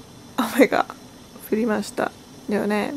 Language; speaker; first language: Japanese; non-native, learner; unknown